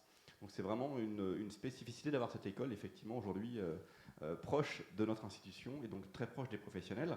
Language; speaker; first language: French; native; French